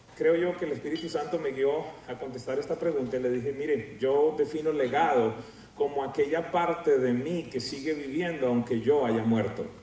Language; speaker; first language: Spanish; native; Spanish